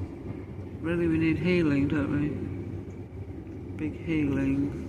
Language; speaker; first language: English; native; English